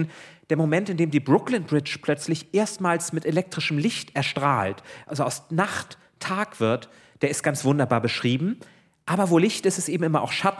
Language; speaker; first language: German; native; German